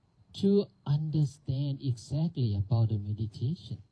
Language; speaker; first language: English; non-native, learner; Thai